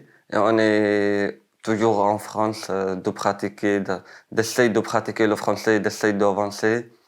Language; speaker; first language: French; non-native, learner; Arabic